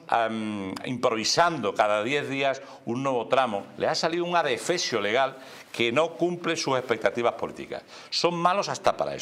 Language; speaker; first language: Spanish; native; Spanish